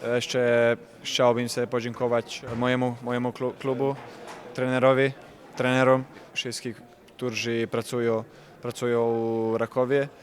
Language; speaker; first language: Polish; non-native, learner; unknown